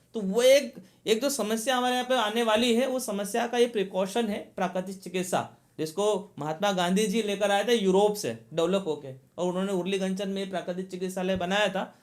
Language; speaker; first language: Hindi; native; Hindi